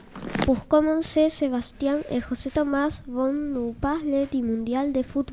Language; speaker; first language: French; non-native, learner; Spanish